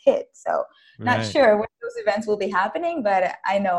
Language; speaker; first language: English; non-native, fluent; Spanish